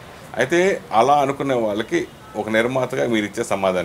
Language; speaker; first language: Telugu; native; Telugu